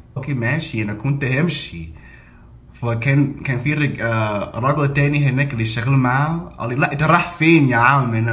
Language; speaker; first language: Egyptian Arabic; non-native, fluent; English